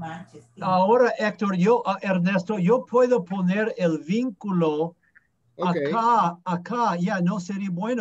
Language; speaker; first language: Spanish; non-native, fluent; English